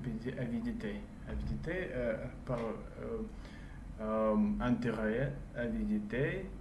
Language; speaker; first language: French; non-native, learner; English